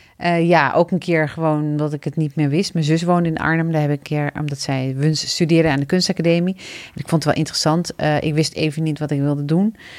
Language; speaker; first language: Dutch; early bilingual, other home language; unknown